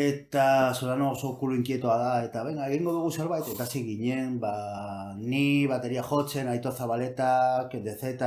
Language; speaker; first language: Basque; non-native, local second language; Spanish